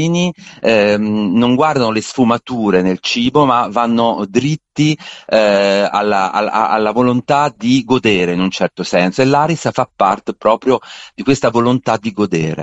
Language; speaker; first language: Italian; native; Italian